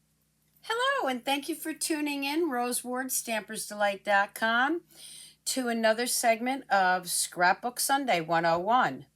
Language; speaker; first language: English; native; English